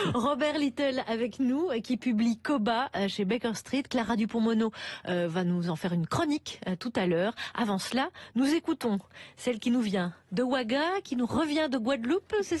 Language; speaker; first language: French; native; French